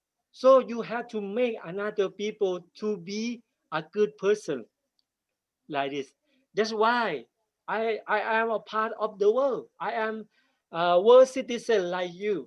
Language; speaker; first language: English; non-native, learner; Thai